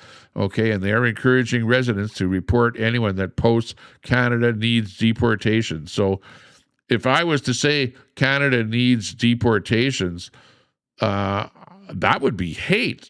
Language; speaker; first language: English; native; English